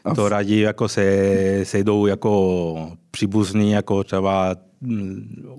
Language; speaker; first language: Czech; non-native, fluent; Italian